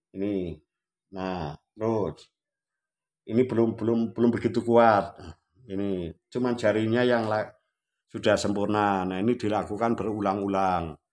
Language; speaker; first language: Indonesian; non-native, local second language; Javanese